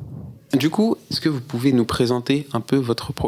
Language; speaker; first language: French; native; French